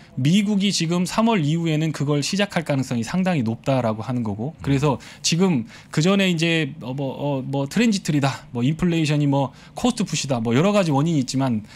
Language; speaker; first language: Korean; native; Korean